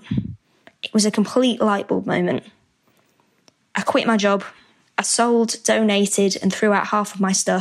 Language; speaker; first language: English; native; English